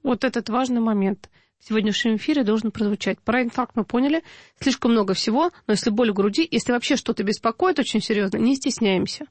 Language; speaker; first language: Russian; native; Russian